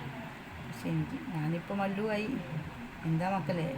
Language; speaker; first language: Malayalam; non-native, fluent; Hindi